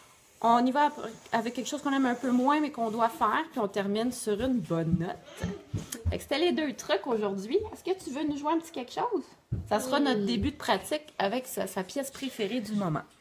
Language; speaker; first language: French; native; French